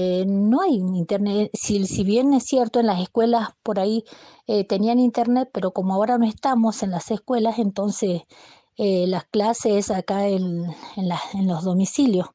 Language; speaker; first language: Spanish; native; Spanish